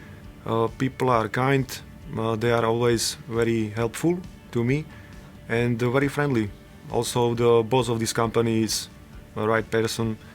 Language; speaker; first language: English; non-native, learner; Slovak